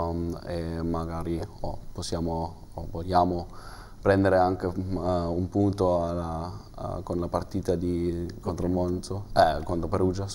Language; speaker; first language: Italian; non-native, learner; German